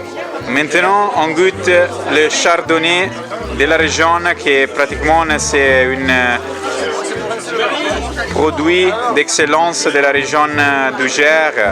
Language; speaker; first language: French; non-native, learner; Italian